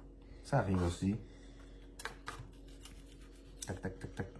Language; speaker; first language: French; non-native, learner; Spanish